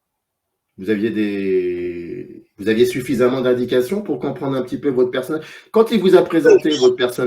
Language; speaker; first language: French; native; French